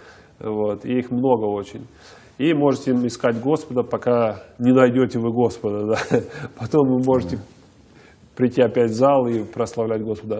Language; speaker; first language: Russian; native; Russian